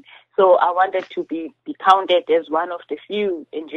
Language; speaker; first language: English; non-native, local second language; Zulu